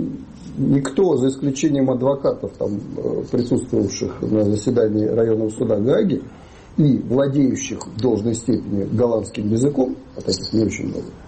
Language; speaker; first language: Russian; native; Russian